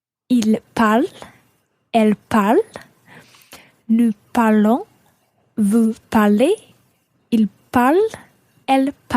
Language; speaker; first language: French; non-native, learner; English